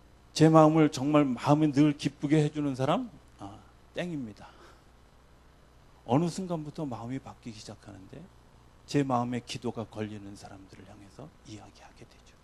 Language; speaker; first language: Korean; native; Korean